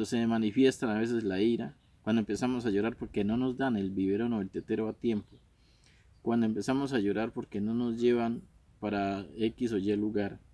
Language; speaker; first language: Spanish; native; Spanish